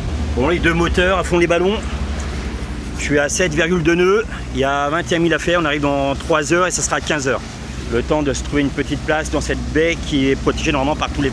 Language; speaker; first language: French; native; French